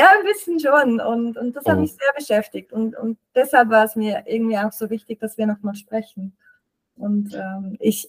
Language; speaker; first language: German; native; German